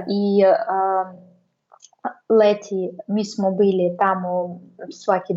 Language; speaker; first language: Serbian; non-native, learner; Russian